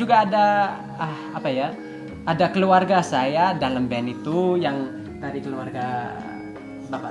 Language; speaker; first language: Indonesian; early bilingual, heritage; English